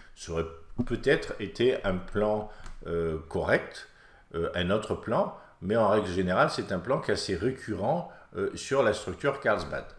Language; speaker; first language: French; native; French